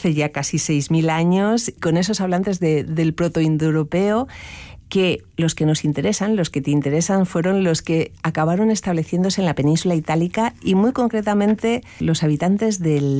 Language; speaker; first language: Spanish; native; Spanish